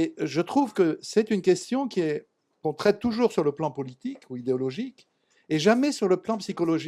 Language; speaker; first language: French; native; French